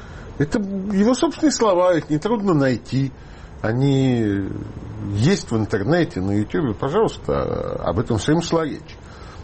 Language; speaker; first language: Russian; native; Russian